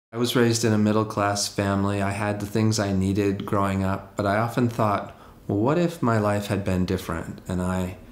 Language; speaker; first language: English; native; English